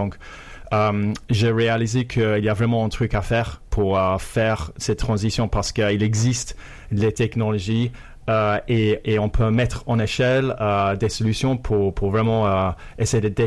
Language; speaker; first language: French; non-native, fluent; English